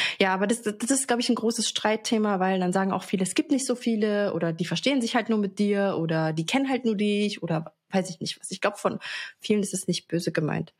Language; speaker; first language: German; early bilingual, other home language; Arabic